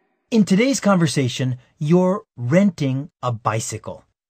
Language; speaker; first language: English; native; English